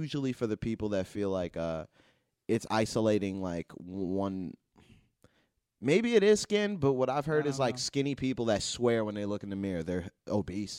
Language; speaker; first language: English; native; English